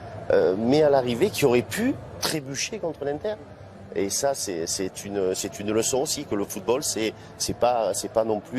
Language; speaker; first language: French; native; French